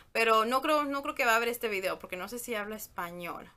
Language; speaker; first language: Spanish; early bilingual, heritage; Spanish